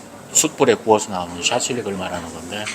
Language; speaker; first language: Korean; native; Korean